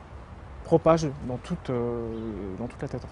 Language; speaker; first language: French; native; French